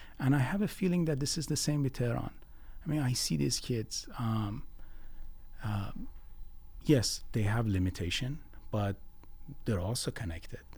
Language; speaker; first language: English; non-native, fluent; Persian